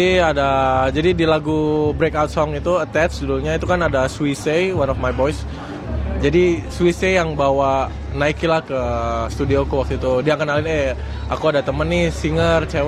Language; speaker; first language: Indonesian; native; Indonesian